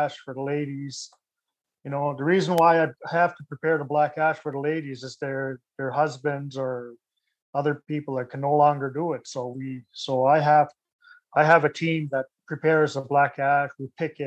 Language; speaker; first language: English; native; English